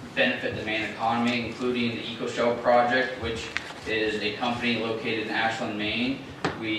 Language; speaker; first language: English; native; English